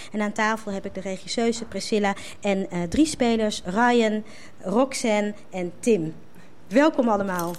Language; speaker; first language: Dutch; native; Dutch